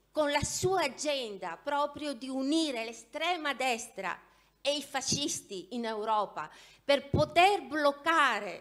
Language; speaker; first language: Italian; non-native, fluent; Greek